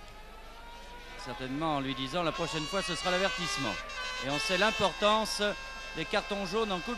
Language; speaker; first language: French; native; French